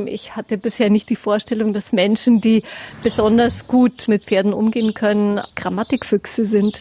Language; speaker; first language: German; native; German